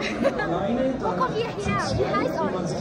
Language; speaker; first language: German; non-native, learner; Indonesian